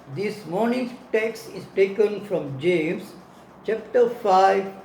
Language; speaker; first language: English; non-native, local second language; Tamil